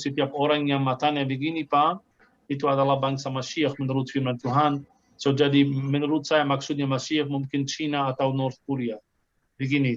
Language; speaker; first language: Indonesian; non-native, fluent; Arabic